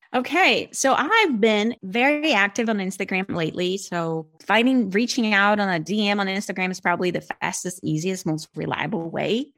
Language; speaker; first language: English; non-native, fluent; Portuguese